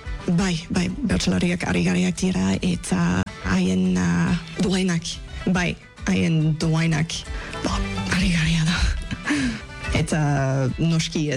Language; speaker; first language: Basque; non-native, fluent; English